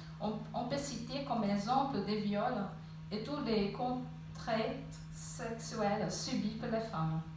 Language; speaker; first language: French; non-native, fluent; Portuguese